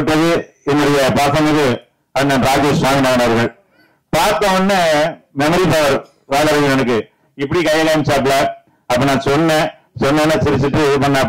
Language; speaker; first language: Tamil; native; Tamil